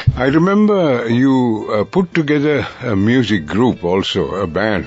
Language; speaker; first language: English; non-native, local second language; Sinhala